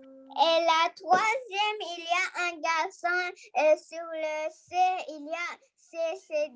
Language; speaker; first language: French; non-native, learner; Arabic